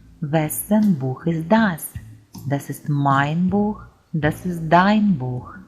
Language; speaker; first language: German; non-native, fluent; Ukrainian